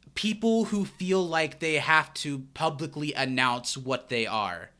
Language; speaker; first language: English; native; English